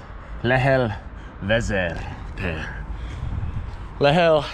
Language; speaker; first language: Hungarian; non-native, learner; English